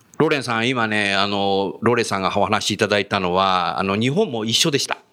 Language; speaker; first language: Japanese; native; Japanese